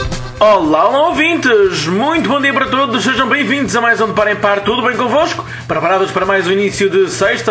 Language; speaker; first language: Portuguese; native; Portuguese